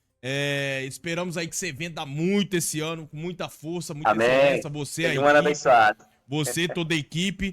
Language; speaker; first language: Portuguese; native; Portuguese